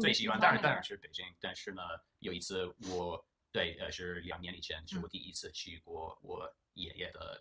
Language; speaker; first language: Chinese; early bilingual, heritage; English